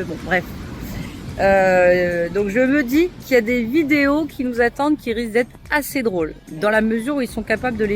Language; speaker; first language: French; native; French